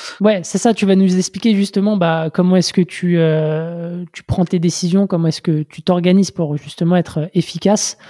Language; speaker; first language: French; native; French